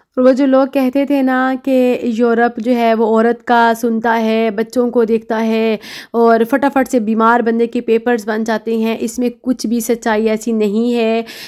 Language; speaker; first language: Urdu; native; Urdu